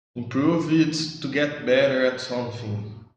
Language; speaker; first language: English; non-native, learner; Portuguese